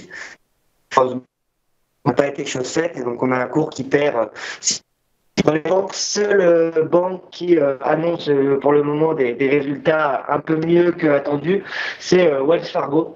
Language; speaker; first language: French; native; French